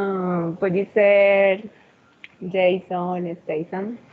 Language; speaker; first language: Portuguese; non-native, learner; Spanish